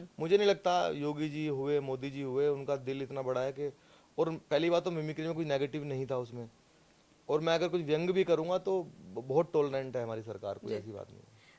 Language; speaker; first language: Hindi; native; Hindi